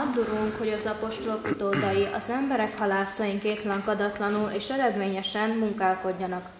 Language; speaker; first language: Hungarian; native; Hungarian